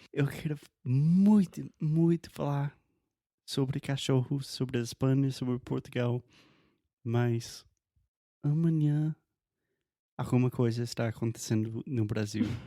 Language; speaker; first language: Portuguese; non-native, fluent; English